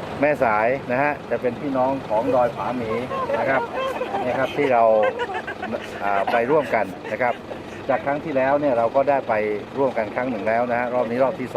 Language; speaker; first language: Thai; native; Thai